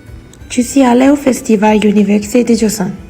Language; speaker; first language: French; non-native, learner; Korean